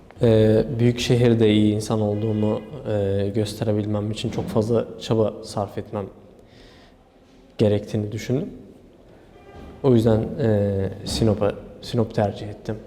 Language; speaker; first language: Turkish; early bilingual, other home language; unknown